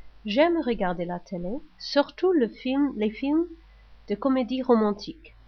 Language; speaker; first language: French; non-native, learner; English